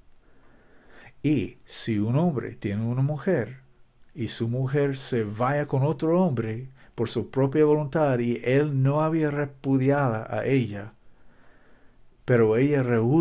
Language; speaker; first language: Spanish; non-native, learner; English